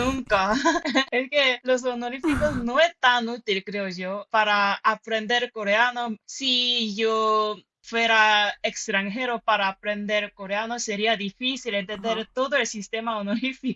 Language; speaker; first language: Spanish; non-native, fluent; Korean